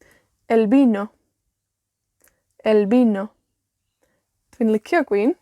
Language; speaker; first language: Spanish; non-native, learner; Welsh